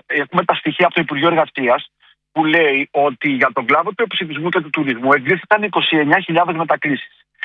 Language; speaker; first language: Greek; native; Greek